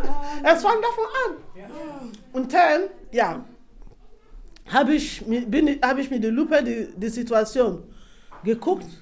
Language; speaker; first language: German; non-native, fluent; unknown